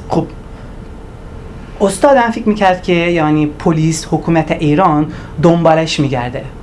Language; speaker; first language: Persian; non-native, learner; Turkish